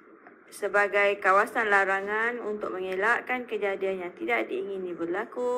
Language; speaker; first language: Malay; native; Malay